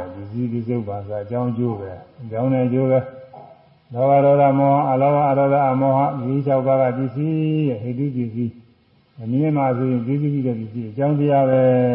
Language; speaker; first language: Burmese; native; Burmese